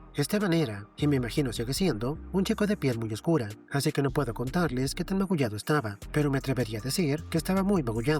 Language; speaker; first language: Spanish; native; Spanish